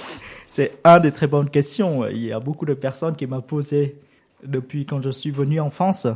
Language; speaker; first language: French; non-native, learner; Vietnamese